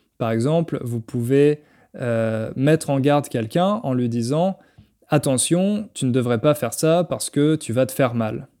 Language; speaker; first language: French; native; French